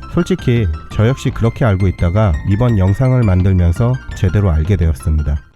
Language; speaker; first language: Korean; native; Korean